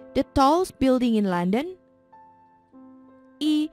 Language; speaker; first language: English; non-native, fluent; Indonesian